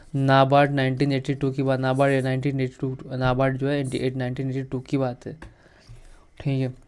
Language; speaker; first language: Hindi; non-native, local second language; Marathi